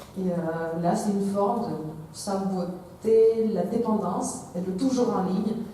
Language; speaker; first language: French; non-native, fluent; Russian